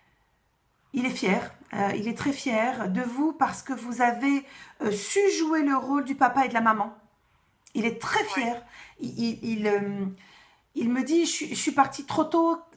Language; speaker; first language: French; native; French